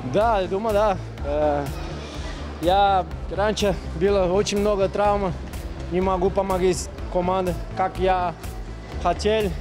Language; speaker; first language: Russian; non-native, learner; Portuguese